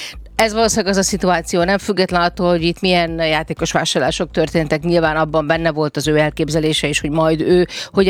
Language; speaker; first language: Hungarian; native; Hungarian